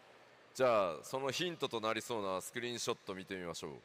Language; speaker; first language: Japanese; native; Japanese